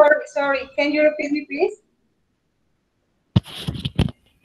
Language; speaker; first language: English; non-native, learner; Spanish